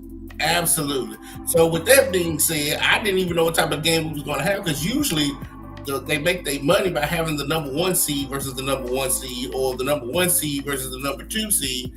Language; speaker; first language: English; native; English